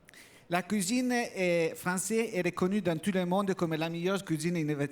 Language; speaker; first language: French; non-native, learner; Italian